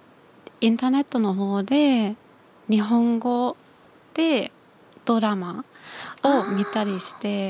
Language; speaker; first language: Japanese; non-native, fluent; German